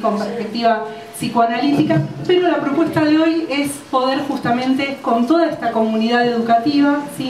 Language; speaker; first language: Spanish; native; Spanish